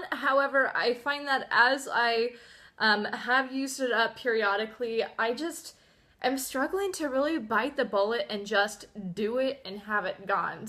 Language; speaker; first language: English; native; English